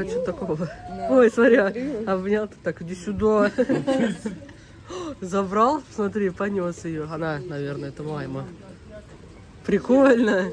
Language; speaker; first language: Russian; native; Russian